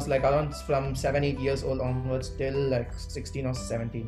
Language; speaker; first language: English; non-native, local second language; Telugu